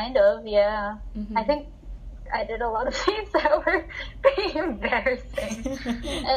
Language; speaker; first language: English; non-native, local second language; Filipino